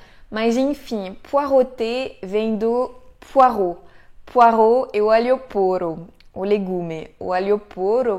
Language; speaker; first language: Portuguese; non-native, fluent; French